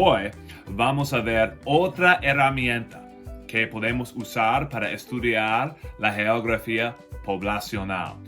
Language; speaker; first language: Spanish; non-native, fluent; English